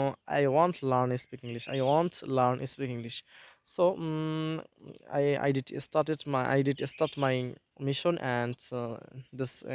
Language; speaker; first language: English; non-native, learner; Bangla